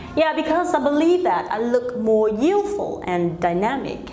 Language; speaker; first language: English; non-native, fluent; Vietnamese